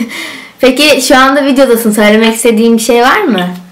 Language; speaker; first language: Turkish; native; Turkish